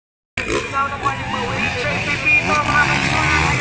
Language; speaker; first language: Filipino; non-native, local second language; Cebuano